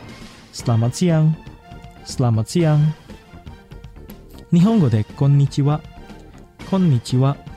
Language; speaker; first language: Japanese; non-native, fluent; Indonesian